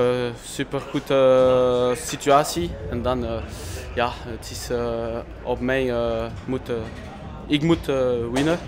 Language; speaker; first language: Dutch; non-native, local second language; French